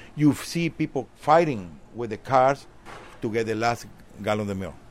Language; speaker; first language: English; non-native, fluent; Spanish